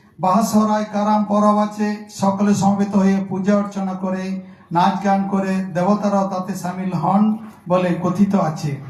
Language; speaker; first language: Bangla; non-native, local second language; Santali